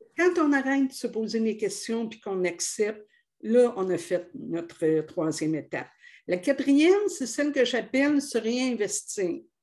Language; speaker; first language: French; native; French